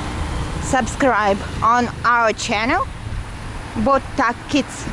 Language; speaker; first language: English; non-native, learner; Russian